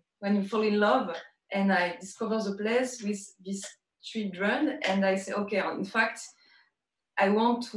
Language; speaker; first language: English; non-native, learner; French